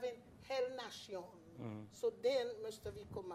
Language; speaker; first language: Swedish; non-native, fluent; French